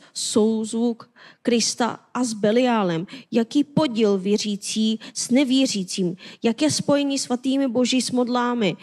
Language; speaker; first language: Czech; non-native, fluent; Korean